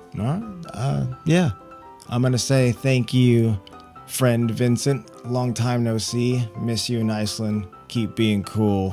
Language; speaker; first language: English; native; English